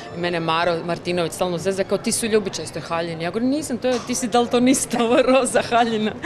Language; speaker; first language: Croatian; native; Croatian